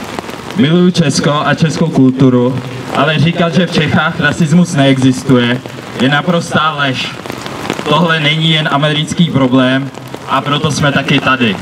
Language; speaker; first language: Czech; early bilingual, other home language; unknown